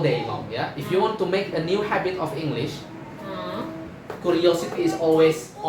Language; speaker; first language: English; non-native, fluent; Indonesian